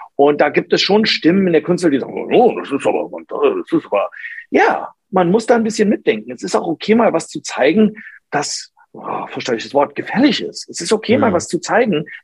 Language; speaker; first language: German; non-native, local second language; English